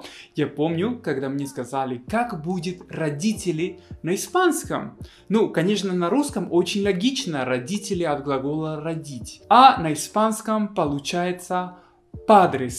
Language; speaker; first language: Russian; non-native, fluent; Spanish